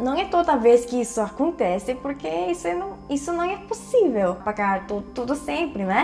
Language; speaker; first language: Portuguese; non-native, fluent; Korean